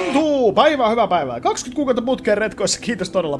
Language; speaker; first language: Finnish; native; Finnish